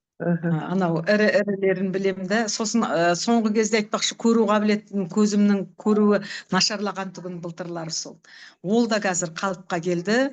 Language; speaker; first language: Kazakh; native; Kazakh